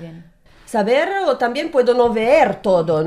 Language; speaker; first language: Spanish; non-native, learner; Italian